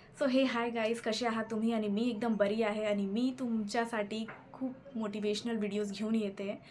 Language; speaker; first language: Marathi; non-native, local second language; Hindi